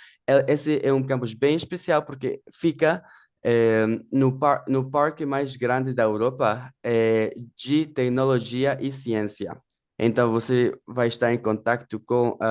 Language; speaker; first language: Portuguese; non-native, fluent; Spanish